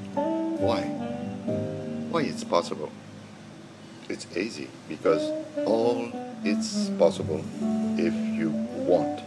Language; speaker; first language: English; non-native, learner; French